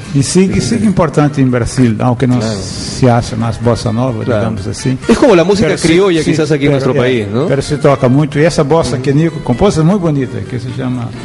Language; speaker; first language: Spanish; non-native, learner; Portuguese